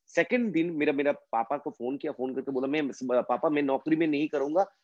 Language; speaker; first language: Hindi; non-native, local second language; Bangla